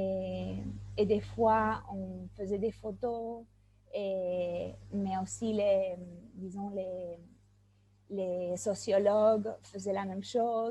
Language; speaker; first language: French; non-native, fluent; Spanish